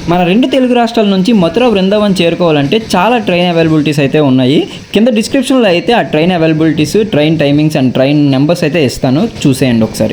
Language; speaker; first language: Telugu; native; Telugu